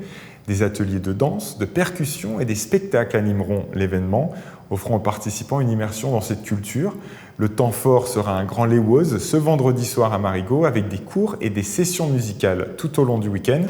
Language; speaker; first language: French; native; French